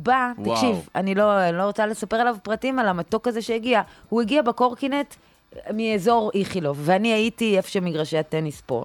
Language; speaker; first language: Hebrew; native; Hebrew